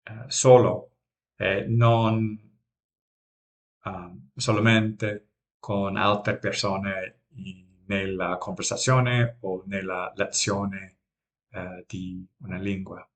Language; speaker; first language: Italian; non-native, learner; English